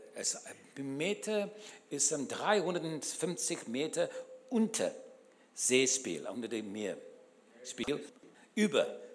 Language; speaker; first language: German; non-native, learner; English